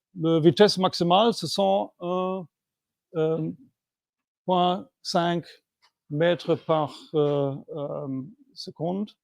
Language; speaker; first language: French; non-native, fluent; German